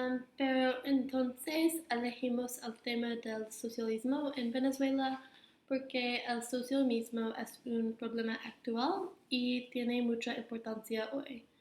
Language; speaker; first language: Spanish; non-native, learner; English